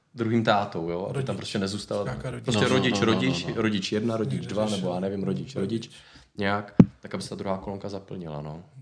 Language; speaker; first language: Czech; native; Czech